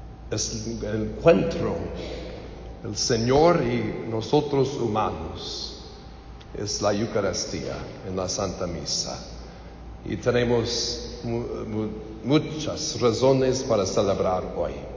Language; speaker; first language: Spanish; non-native, learner; English